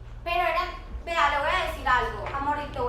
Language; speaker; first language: Spanish; native; Spanish